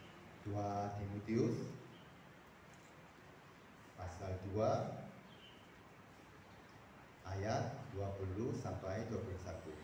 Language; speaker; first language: Indonesian; non-native, fluent; Korean